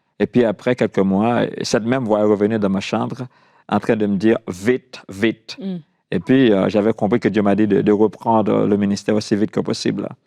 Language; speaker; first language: French; non-native, local second language; Haitian Creole